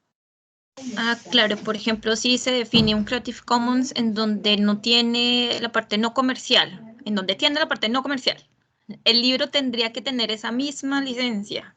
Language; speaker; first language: Spanish; native; Spanish